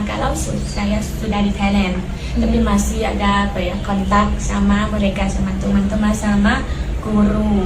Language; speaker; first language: Indonesian; non-native, learner; Thai